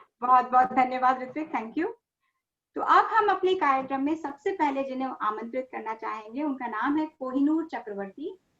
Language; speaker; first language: Hindi; native; Hindi